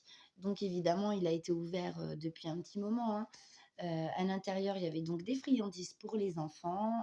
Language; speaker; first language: French; native; French